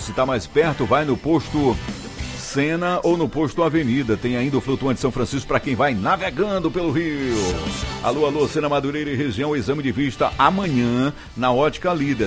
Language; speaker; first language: Portuguese; native; Portuguese